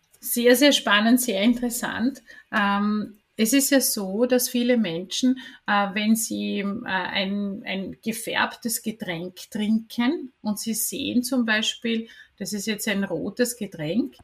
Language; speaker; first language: German; native; German